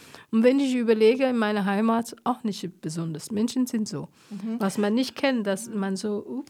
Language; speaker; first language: German; non-native, fluent; Chinese